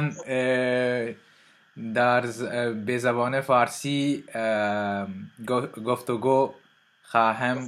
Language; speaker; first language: Persian; non-native, learner; French